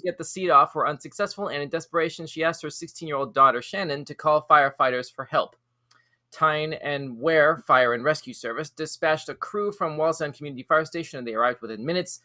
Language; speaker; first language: English; native; English